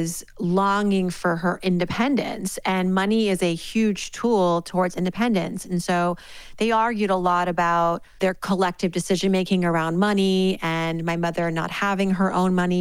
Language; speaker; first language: English; native; English